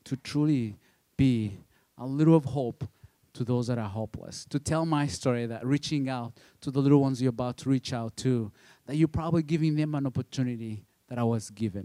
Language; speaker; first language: English; non-native, local second language; Kinyarwanda